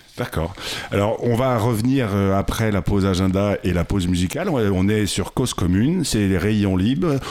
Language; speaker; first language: French; native; French